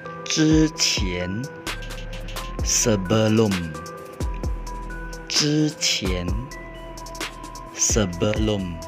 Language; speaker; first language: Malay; non-native, learner; Chinese